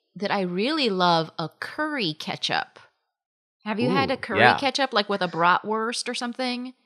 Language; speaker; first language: English; native; English